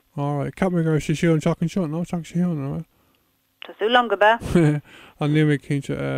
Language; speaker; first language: Irish; non-native, local second language; English